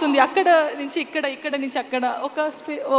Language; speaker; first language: Telugu; non-native, learner; Kannada